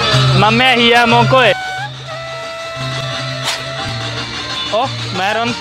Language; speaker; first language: Filipino; non-native, learner; Punjabi